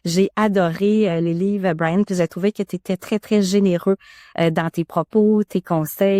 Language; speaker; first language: French; native; French